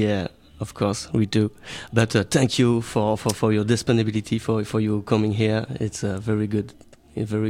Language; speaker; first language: English; non-native, learner; French